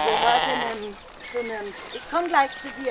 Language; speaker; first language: German; native; German